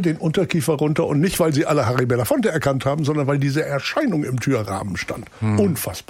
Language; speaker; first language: German; native; German